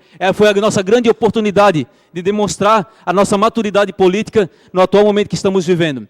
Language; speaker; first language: Portuguese; native; Portuguese